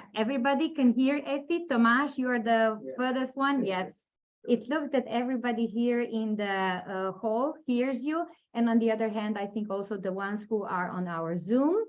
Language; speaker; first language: English; non-native, fluent; Slovenian